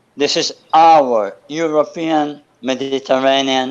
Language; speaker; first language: English; non-native, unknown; Italian